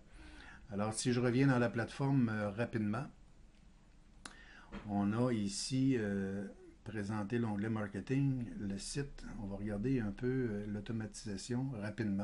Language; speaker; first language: French; native; French